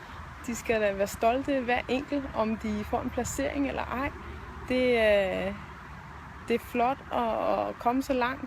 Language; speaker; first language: Danish; native; Danish